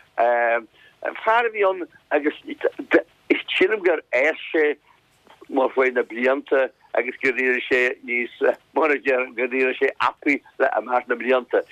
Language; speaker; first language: Irish; native; Irish